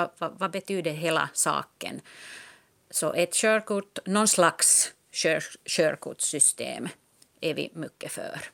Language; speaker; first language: Swedish; non-native, local second language; Finnish